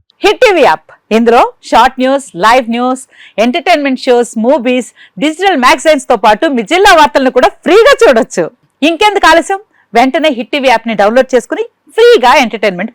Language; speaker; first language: Telugu; native; Telugu